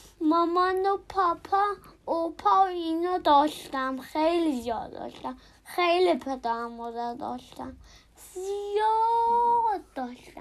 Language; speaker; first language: Persian; early bilingual, heritage; Persian